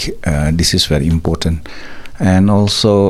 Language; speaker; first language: English; non-native, learner; Indonesian